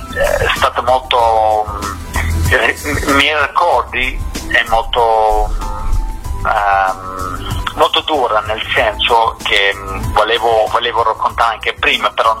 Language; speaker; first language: Italian; non-native, fluent; English